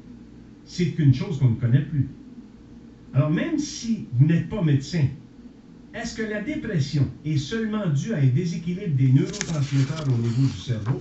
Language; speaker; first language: French; native; French